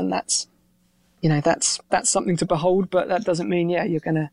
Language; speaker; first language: English; native; English